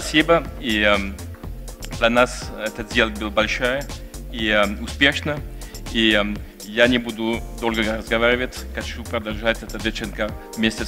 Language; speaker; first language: Russian; non-native, fluent; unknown